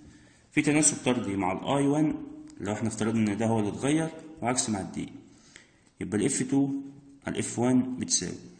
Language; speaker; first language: Arabic; native; Arabic